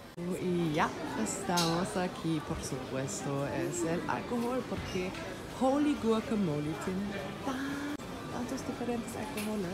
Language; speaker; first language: Spanish; non-native, learner; German